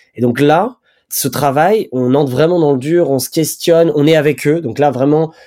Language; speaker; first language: French; native; French